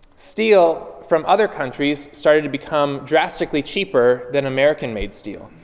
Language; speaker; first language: English; native; English